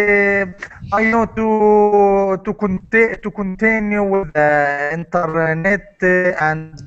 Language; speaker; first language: English; non-native, learner; Arabic